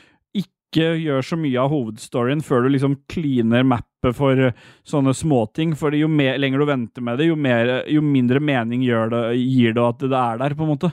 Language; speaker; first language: Norwegian; native; Norwegian